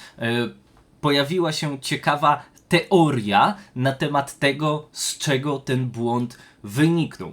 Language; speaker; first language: Polish; native; Polish